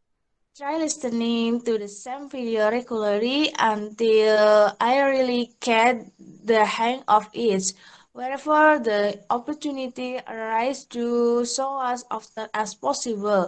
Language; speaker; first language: English; non-native, learner; Indonesian